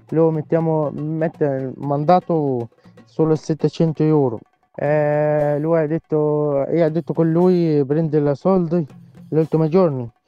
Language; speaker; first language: Italian; non-native, learner; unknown